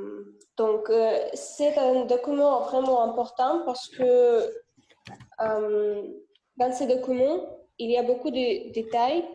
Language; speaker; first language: French; non-native, learner; Russian